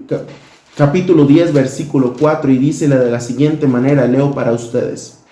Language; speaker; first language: Spanish; native; Spanish